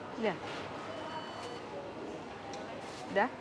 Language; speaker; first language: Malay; non-native, local second language; Javanese